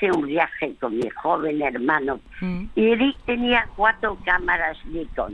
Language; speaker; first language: Spanish; early bilingual, other home language; French